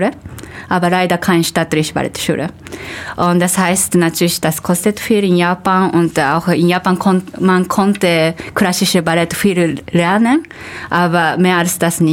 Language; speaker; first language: German; non-native, fluent; Japanese